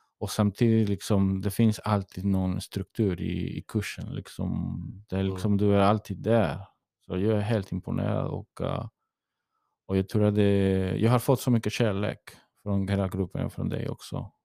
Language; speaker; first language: Swedish; early bilingual, heritage; English